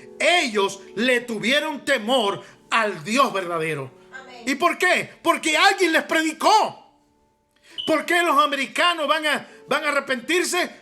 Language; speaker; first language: Spanish; native; Spanish